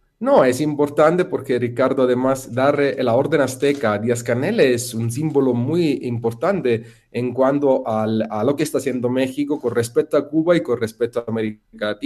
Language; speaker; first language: Spanish; non-native, fluent; Italian